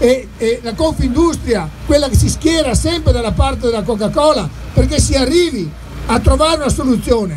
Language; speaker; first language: Italian; native; Italian